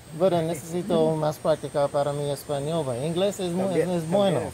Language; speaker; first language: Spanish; non-native, learner; English